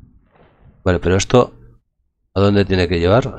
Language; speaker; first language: Spanish; native; Spanish